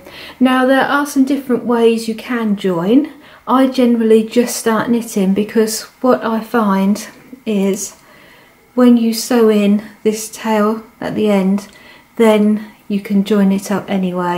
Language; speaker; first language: English; native; English